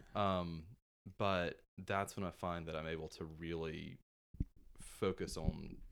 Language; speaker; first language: English; native; English